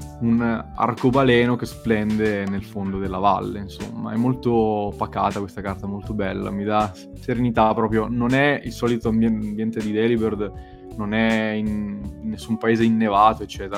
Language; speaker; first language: Italian; native; Italian